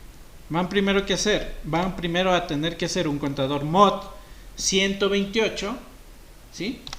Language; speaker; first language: Spanish; native; Spanish